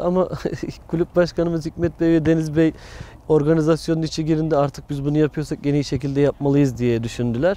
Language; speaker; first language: Turkish; native; Turkish